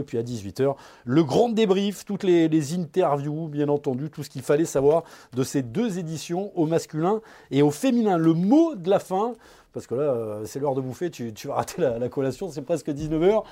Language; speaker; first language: French; native; French